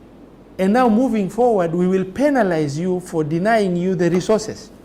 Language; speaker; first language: English; non-native, local second language; Somali